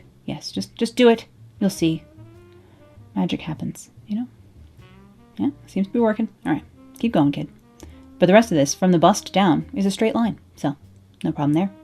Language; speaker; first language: English; native; English